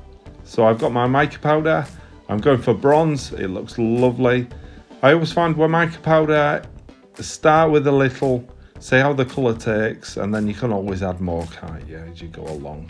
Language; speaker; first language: English; native; English